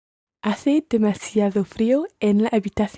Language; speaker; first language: Spanish; non-native, learner; English